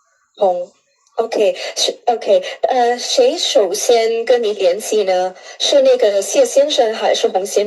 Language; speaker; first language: Chinese; non-native, fluent; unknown